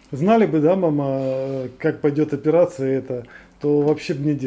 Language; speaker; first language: Russian; native; Russian